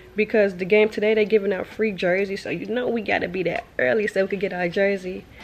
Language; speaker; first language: English; native; English